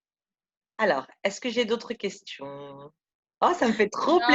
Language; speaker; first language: French; native; French